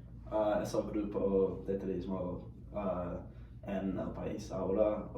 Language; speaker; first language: Spanish; non-native, learner; English